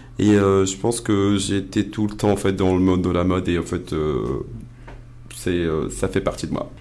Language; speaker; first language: French; non-native, local second language; Arabic